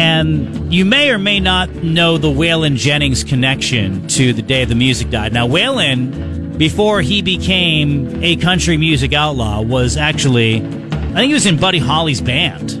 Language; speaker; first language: English; native; English